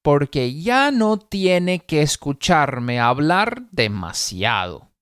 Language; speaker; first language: Spanish; non-native, fluent; English